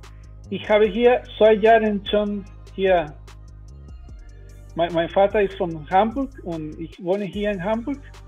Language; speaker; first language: German; non-native, learner; Spanish